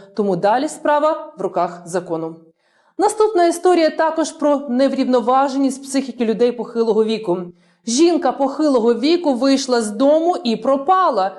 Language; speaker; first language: Ukrainian; native; Ukrainian